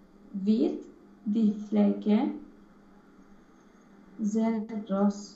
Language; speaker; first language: German; non-native, learner; Romanian